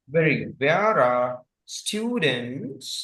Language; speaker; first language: English; non-native, fluent; Tamil